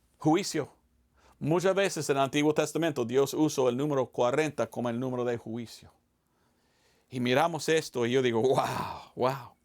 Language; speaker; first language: Spanish; non-native, fluent; English